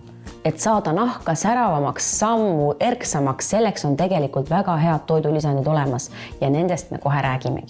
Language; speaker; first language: Estonian; native; Estonian